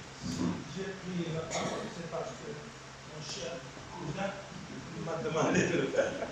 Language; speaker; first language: French; non-native, local second language; Arabic